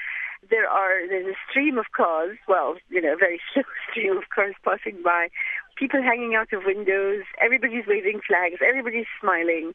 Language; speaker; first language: English; non-native, fluent; Arabic